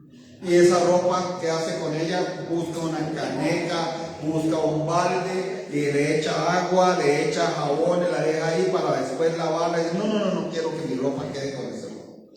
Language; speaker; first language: Spanish; native; Spanish